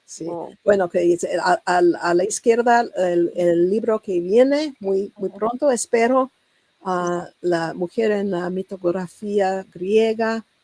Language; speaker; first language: Spanish; non-native, learner; English